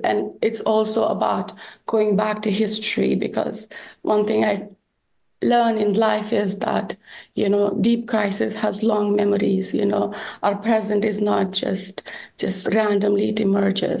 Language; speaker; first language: English; non-native, fluent; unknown